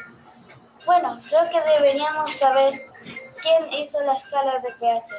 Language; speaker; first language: Spanish; early bilingual, heritage; Spanish